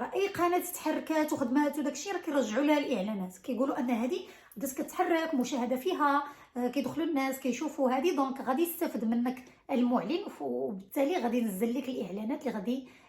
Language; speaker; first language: Arabic; native; Arabic